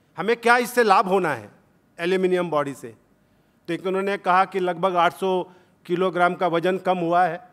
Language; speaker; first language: Hindi; non-native, local second language; Marathi